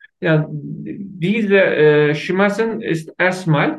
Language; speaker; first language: German; non-native, learner; Turkish